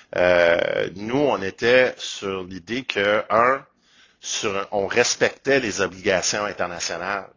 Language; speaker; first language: French; native; French